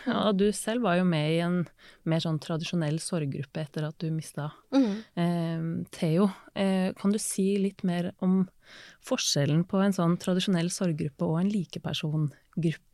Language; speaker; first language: Norwegian; native; Norwegian